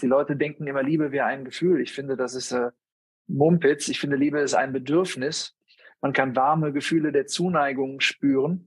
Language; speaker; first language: German; native; German